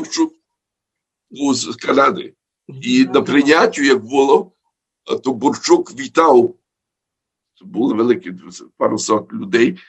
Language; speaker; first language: Ukrainian; early bilingual, heritage; Ukrainian